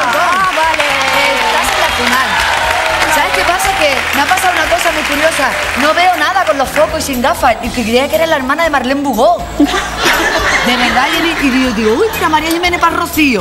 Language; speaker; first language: Spanish; native; Spanish